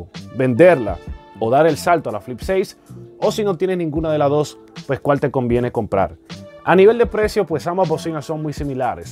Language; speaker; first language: Spanish; native; Spanish